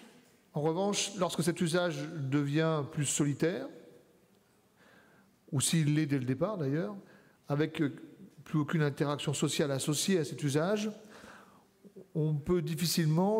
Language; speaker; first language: French; native; French